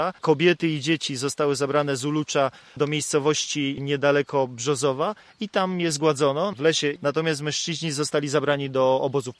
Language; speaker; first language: Polish; native; Polish